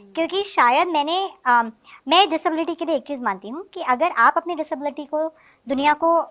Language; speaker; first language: Hindi; native; Hindi